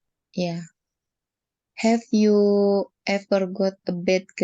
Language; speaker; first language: English; non-native, learner; Indonesian